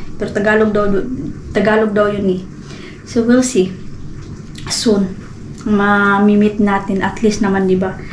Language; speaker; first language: Filipino; non-native, local second language; Cebuano